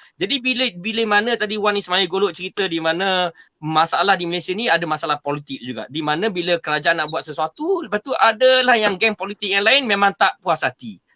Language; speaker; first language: Malay; native; Malay